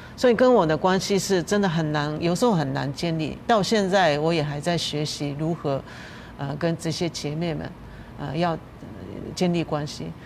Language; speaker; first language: Chinese; non-native, fluent; Japanese